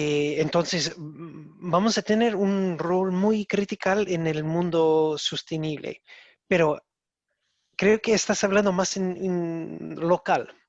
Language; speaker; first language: Spanish; non-native, learner; English